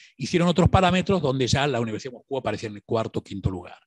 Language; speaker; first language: Spanish; native; Spanish